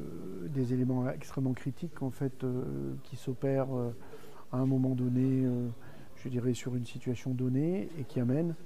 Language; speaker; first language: French; native; French